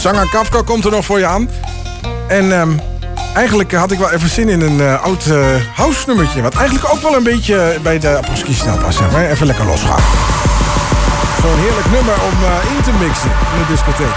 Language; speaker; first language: Dutch; native; Dutch